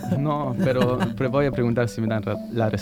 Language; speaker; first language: Spanish; non-native, fluent; German